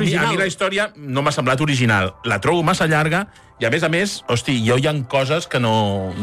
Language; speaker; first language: Catalan; native; Catalan